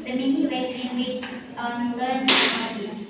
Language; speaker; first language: English; non-native, learner; Indonesian